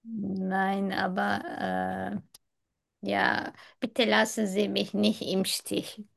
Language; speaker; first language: German; non-native, fluent; Turkish